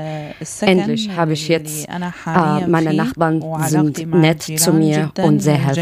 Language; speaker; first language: German; non-native, learner; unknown